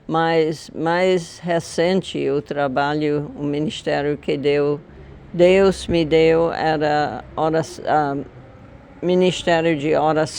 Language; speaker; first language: Portuguese; non-native, fluent; English